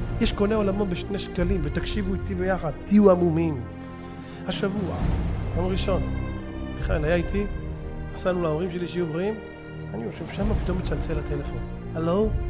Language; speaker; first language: Hebrew; native; Hebrew